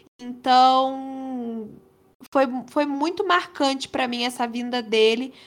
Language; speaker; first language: Portuguese; native; Portuguese